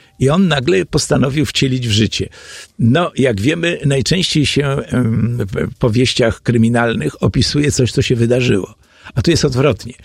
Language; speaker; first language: Polish; native; Polish